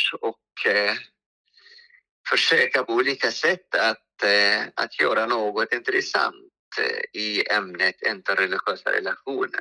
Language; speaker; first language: Swedish; non-native, fluent; Arabic